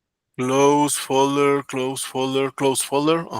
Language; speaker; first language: English; non-native, learner; Spanish